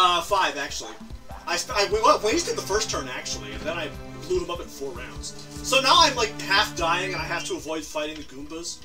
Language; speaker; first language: English; native; English